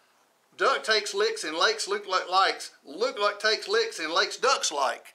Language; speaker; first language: English; native; English